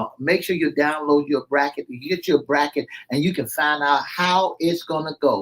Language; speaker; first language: English; native; English